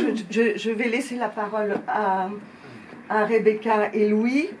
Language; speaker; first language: French; native; French